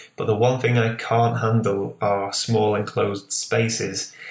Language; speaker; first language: English; native; English